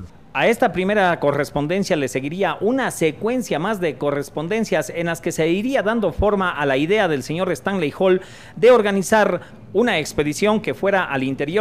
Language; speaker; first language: Spanish; native; Spanish